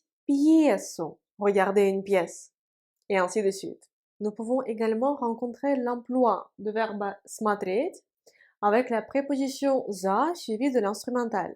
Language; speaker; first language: French; non-native, fluent; Russian